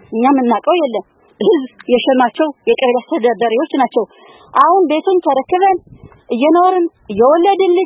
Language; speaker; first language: Amharic; non-native, local second language; Tigrinya